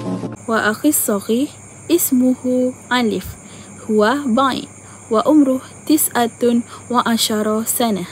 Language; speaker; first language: Arabic; non-native, learner; Malay